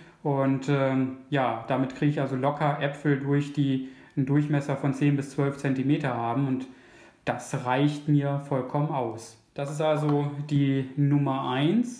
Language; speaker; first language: German; native; German